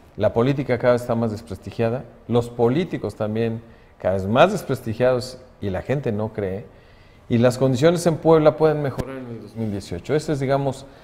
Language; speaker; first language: Spanish; native; Spanish